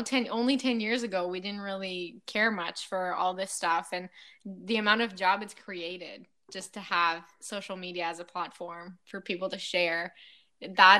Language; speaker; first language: English; non-native, fluent; French